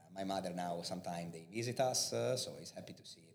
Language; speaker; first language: English; non-native, fluent; Italian